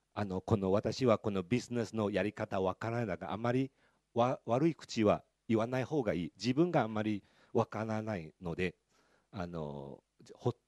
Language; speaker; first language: Japanese; non-native, fluent; Chinese